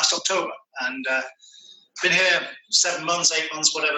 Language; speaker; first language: English; native; English